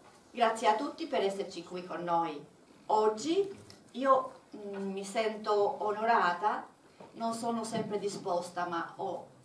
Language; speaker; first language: Italian; non-native, fluent; Albanian